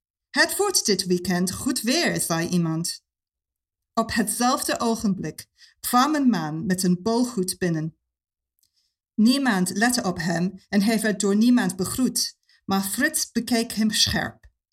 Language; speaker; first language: Dutch; non-native, fluent; English